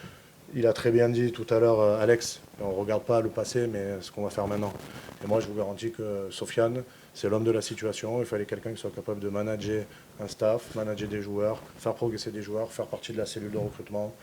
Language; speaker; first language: French; native; French